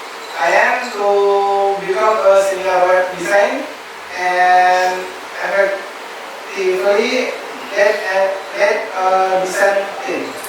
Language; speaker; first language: English; non-native, learner; Indonesian